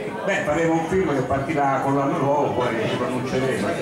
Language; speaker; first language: Italian; native; Italian